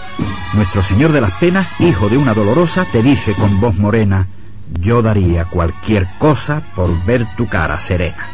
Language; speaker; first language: Spanish; native; Spanish